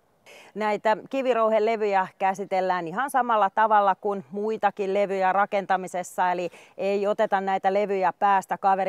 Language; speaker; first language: Finnish; native; Finnish